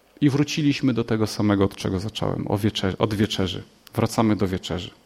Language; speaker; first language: Polish; native; Polish